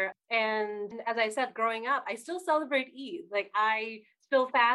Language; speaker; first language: English; non-native, local second language; Bangla